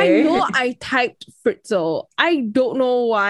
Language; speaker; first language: English; native; English